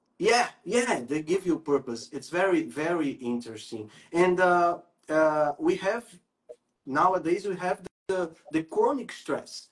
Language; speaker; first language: English; non-native, fluent; Portuguese